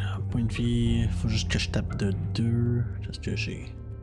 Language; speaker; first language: French; native; French